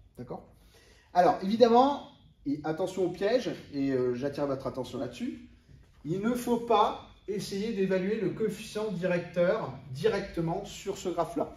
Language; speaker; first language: French; native; French